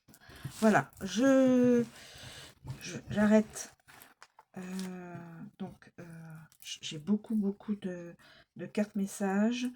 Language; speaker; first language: French; native; French